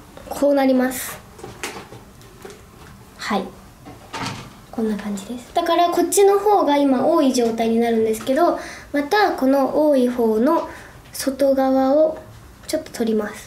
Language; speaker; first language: Japanese; native; Japanese